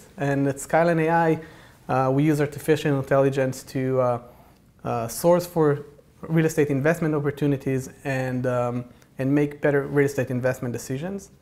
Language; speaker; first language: English; non-native, fluent; Hebrew